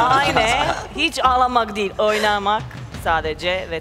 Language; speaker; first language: Turkish; non-native, fluent; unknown